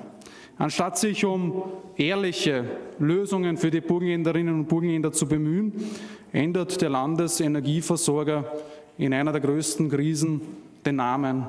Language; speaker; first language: German; native; German